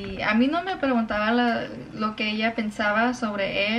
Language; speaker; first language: Spanish; early bilingual, other home language; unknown